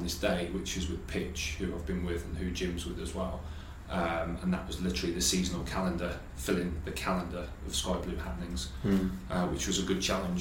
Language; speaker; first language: English; native; English